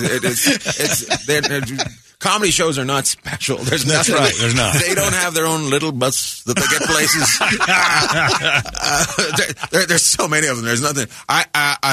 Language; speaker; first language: English; native; English